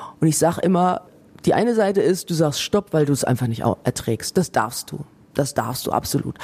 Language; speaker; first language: German; native; German